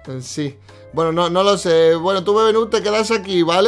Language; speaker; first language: Spanish; native; Spanish